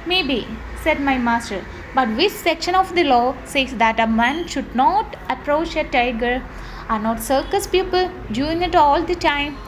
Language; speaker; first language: English; non-native, local second language; Malayalam